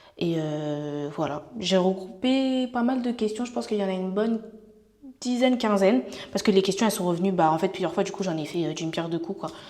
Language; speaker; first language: French; native; French